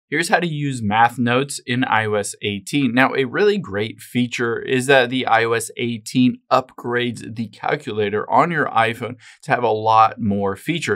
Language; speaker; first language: English; native; English